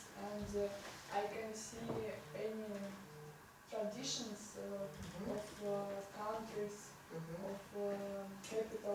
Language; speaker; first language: English; non-native, learner; Russian